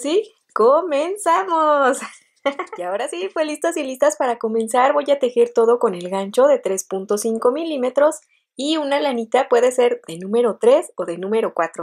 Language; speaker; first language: Spanish; native; Spanish